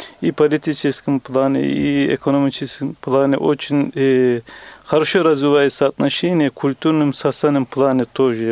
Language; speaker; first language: Russian; non-native, fluent; Turkish